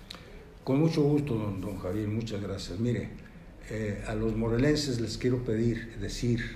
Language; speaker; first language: Spanish; native; Spanish